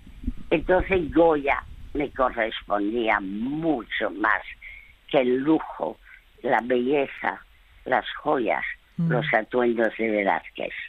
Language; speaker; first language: Spanish; early bilingual, other home language; French